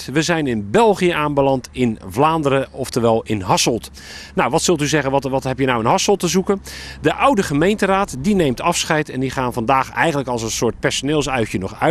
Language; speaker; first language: Dutch; native; Dutch